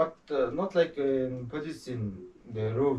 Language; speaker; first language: English; non-native, learner; Mongolian